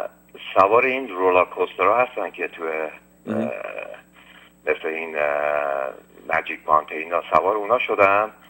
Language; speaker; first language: Persian; early bilingual, heritage; Persian